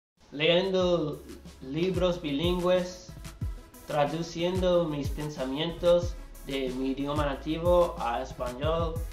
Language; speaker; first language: Spanish; non-native, learner; English